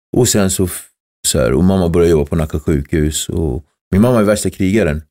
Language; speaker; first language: Swedish; early bilingual, other home language; Kabuverdianu